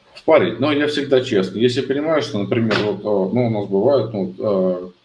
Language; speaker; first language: Russian; native; Russian